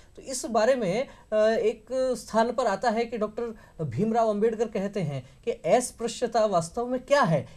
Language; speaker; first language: Hindi; native; Hindi